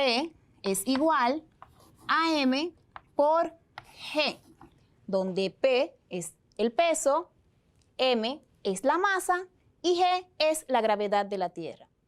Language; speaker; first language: Spanish; native; Spanish